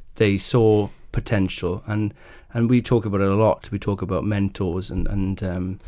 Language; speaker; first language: English; native; English